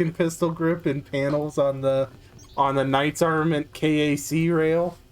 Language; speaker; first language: English; native; English